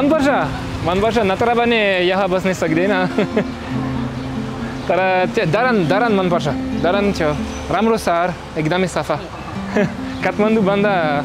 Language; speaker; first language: Nepali; non-native, learner; French